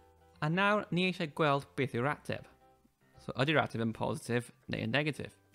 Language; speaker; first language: Welsh; native; Welsh